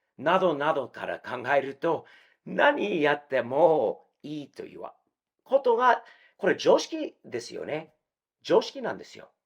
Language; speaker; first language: Japanese; non-native, fluent; English